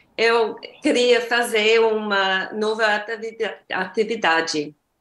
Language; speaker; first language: Portuguese; non-native, learner; English